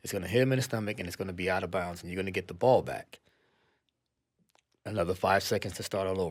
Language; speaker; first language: English; native; English